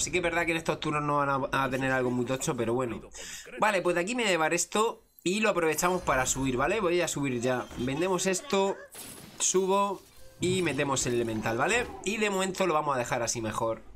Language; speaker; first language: Spanish; native; Spanish